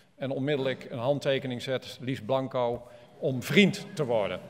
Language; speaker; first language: Dutch; native; Dutch